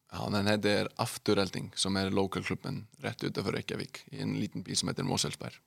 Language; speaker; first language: Norwegian; non-native, fluent; Icelandic